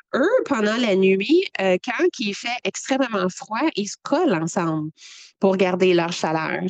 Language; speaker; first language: French; native; French